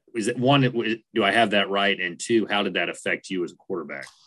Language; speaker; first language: English; native; English